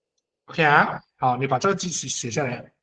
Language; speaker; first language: Chinese; native; Chinese